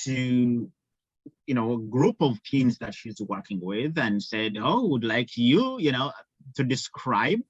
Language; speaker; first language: English; non-native, local second language; Ganda